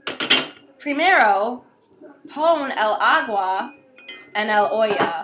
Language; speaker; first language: Spanish; non-native, learner; English